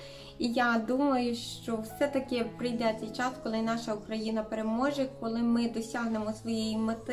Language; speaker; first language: Ukrainian; native; Ukrainian